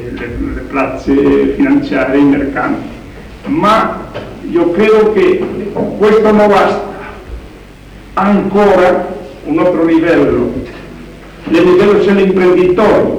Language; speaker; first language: Italian; non-native, learner; Spanish